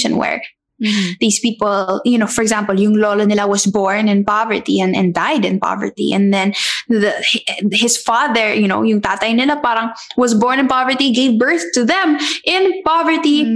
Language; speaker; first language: English; non-native, local second language; Filipino